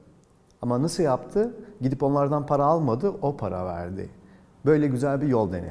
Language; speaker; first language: Turkish; native; Turkish